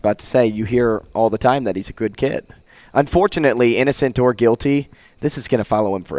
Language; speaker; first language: English; native; English